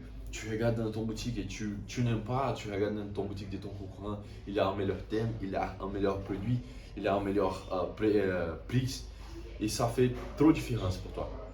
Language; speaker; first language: French; non-native, learner; Portuguese